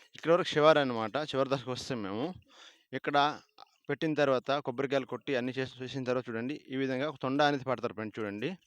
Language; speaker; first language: Telugu; native; Telugu